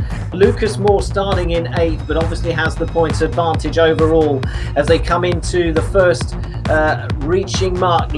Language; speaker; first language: English; native; English